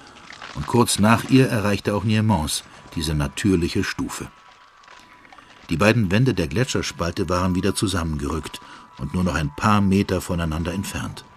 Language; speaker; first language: German; native; German